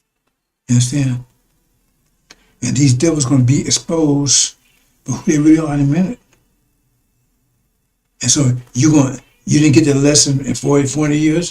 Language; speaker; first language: English; native; English